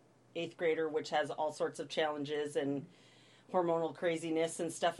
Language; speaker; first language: English; native; English